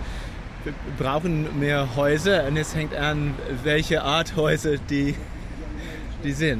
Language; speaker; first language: German; non-native, learner; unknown